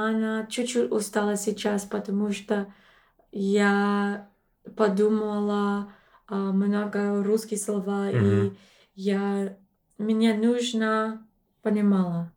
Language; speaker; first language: Russian; non-native, learner; English